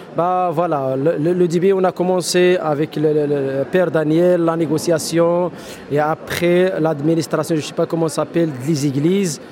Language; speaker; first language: French; non-native, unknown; Arabic